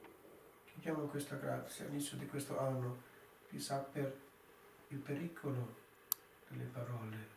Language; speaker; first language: Italian; non-native, fluent; English